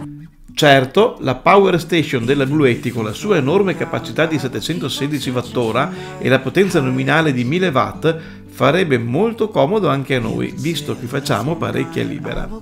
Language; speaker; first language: Italian; native; Italian